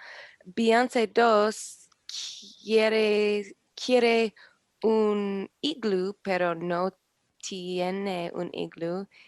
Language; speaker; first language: Spanish; non-native, learner; English